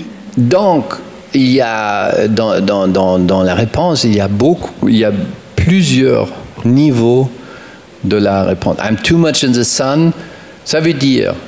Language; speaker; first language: French; non-native, fluent; German